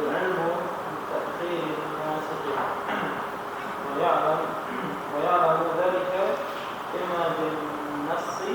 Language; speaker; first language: Arabic; non-native, learner; Indonesian